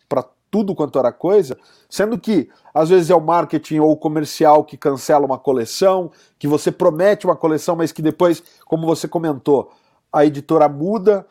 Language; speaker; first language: Portuguese; native; Portuguese